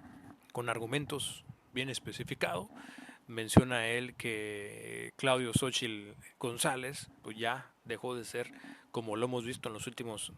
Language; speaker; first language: Spanish; native; Spanish